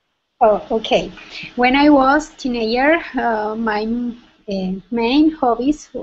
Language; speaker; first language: English; non-native, learner; Spanish